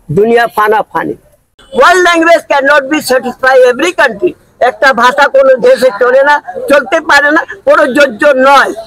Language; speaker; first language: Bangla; non-native, local second language; Urdu